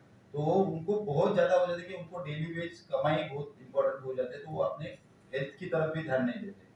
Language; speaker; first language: Hindi; non-native, local second language; Marathi